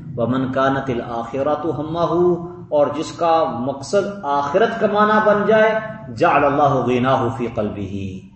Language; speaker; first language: Urdu; non-native, local second language; Punjabi